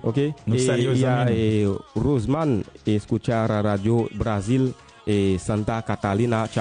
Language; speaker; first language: Spanish; non-native, learner; Haitian Creole